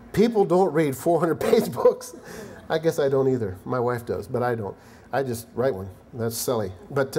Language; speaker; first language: English; native; English